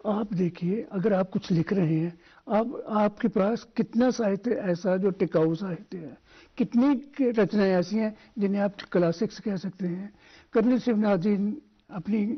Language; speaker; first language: Hindi; non-native, local second language; Dogri